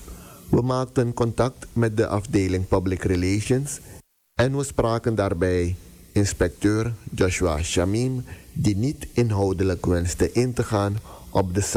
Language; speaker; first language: Dutch; native; Dutch